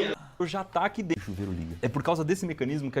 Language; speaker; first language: Portuguese; native; Portuguese